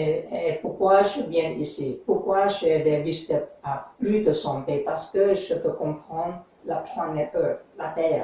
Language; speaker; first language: French; non-native, learner; English